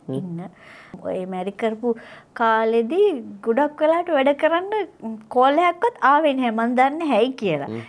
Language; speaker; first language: Sinhala; native; Sinhala